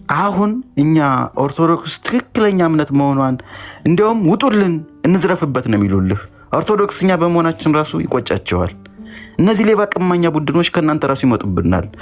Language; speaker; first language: Amharic; native; Amharic